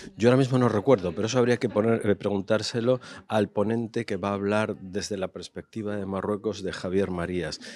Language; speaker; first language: Spanish; native; Spanish